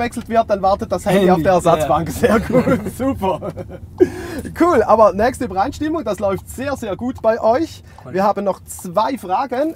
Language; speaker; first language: German; native; German